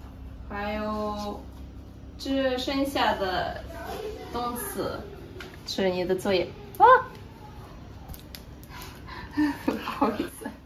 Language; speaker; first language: Chinese; non-native, fluent; Ukrainian